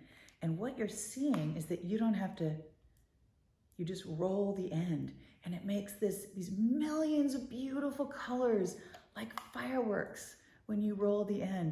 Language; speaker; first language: English; native; English